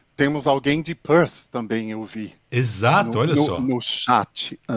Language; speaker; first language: Portuguese; non-native, fluent; English